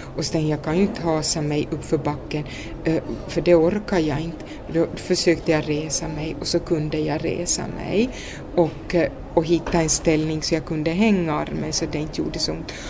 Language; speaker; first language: Swedish; native; Swedish